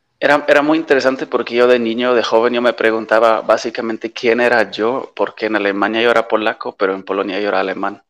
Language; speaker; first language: Spanish; non-native, fluent; Polish